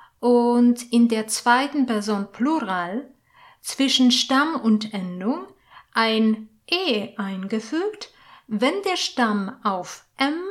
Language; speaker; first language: German; non-native, fluent; Polish